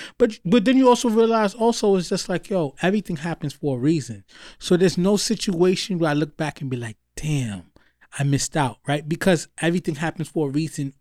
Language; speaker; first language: English; native; English